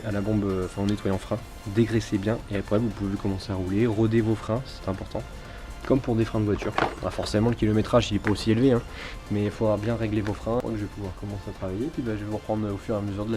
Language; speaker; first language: French; native; French